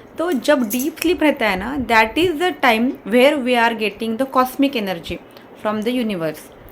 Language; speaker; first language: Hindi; non-native, local second language; Kannada